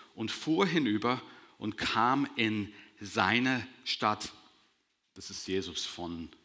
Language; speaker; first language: German; non-native, fluent; English